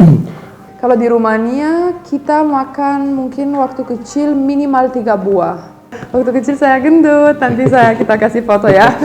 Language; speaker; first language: Indonesian; non-native, fluent; Romanian